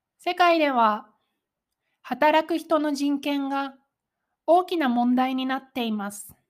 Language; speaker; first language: Japanese; native; Japanese